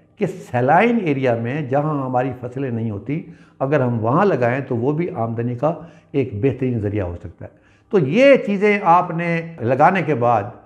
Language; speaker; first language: Urdu; non-native, local second language; Punjabi